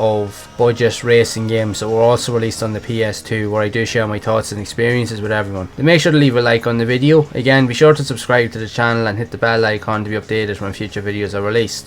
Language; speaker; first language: English; native; English